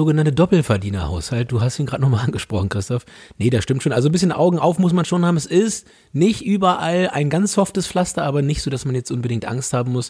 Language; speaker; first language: German; native; German